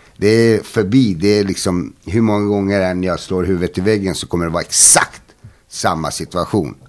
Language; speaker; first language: Swedish; early bilingual, other home language; Bosnian